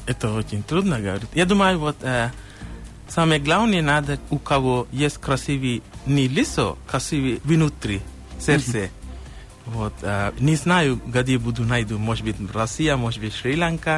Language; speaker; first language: Russian; non-native, learner; Sinhala